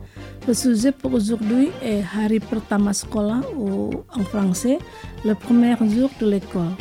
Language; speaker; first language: French; non-native, fluent; Indonesian